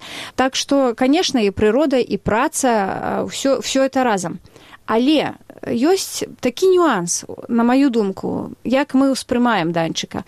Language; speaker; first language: Belarusian; native; Belarusian